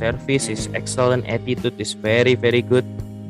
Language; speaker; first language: English; non-native, learner; Indonesian